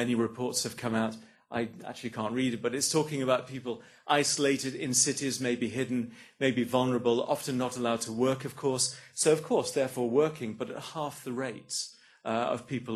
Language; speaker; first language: English; native; English